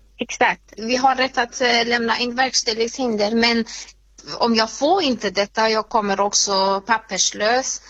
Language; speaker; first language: Swedish; non-native, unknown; Persian